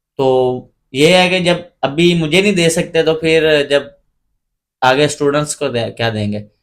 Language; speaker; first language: Urdu; non-native, local second language; Punjabi